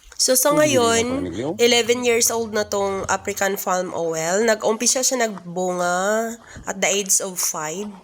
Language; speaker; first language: Filipino; non-native, local second language; Hiligaynon